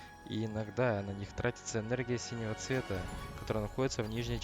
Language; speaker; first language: Russian; native; Russian